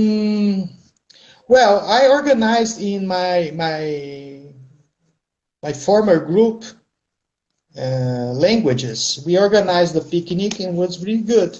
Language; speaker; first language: English; non-native, fluent; Portuguese